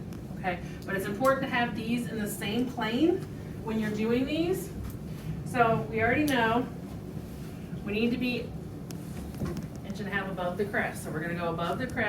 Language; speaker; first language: English; native; English